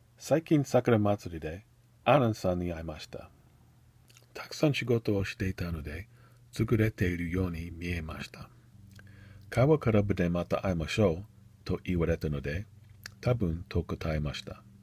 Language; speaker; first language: Japanese; non-native, learner; English